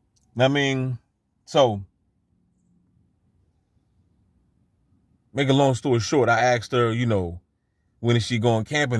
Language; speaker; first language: English; native; English